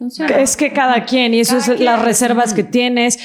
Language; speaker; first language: Spanish; native; Spanish